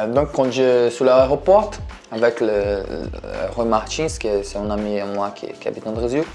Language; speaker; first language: French; non-native, learner; Portuguese